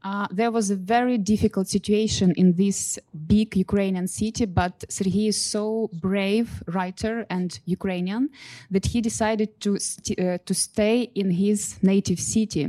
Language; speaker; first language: English; non-native, fluent; Ukrainian